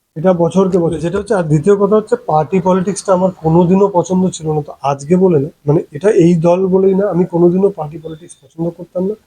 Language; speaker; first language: Bangla; early bilingual, heritage; Bangla